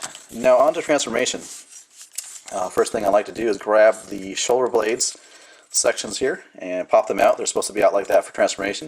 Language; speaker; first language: English; native; English